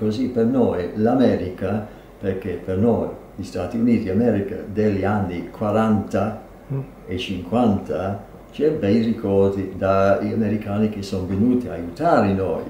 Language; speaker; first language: Italian; non-native, fluent; English